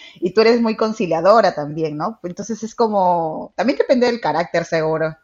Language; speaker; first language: Spanish; native; Spanish